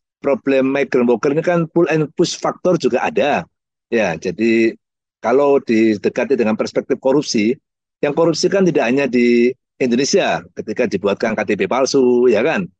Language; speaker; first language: Indonesian; native; Indonesian